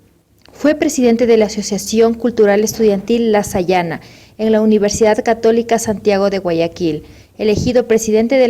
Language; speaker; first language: Spanish; native; Spanish